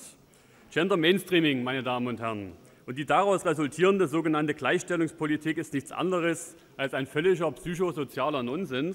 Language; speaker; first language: German; native; German